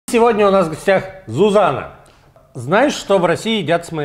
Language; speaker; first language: Russian; native; Russian